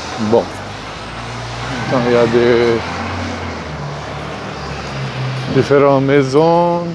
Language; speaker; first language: French; non-native, fluent; Hungarian